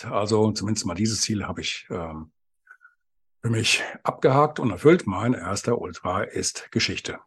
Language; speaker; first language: German; native; German